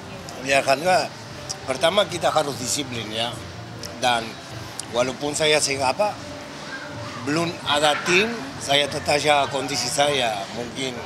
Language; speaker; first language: Indonesian; non-native, fluent; Spanish